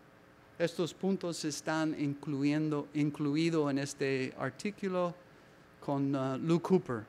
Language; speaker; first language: Spanish; non-native, learner; English